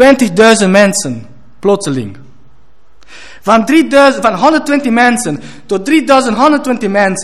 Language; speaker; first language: Dutch; non-native, fluent; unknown